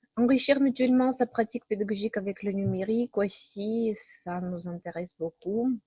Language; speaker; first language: French; non-native, fluent; Russian